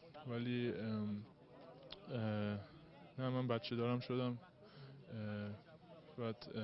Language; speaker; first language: Persian; early bilingual, heritage; Persian